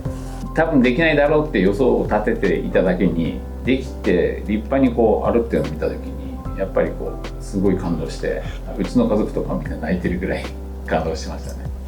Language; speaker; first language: Japanese; native; Japanese